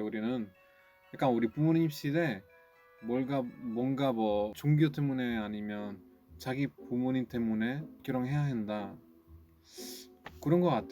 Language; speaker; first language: Korean; non-native, fluent; Spanish